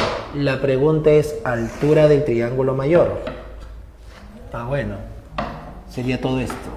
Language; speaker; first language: Spanish; native; Spanish